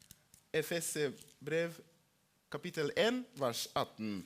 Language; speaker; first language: Norwegian; non-native, fluent; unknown